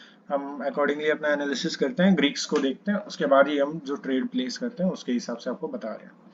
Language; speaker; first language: Hindi; native; Hindi